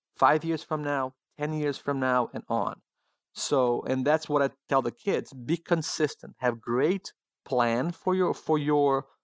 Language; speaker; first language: English; non-native, fluent; Portuguese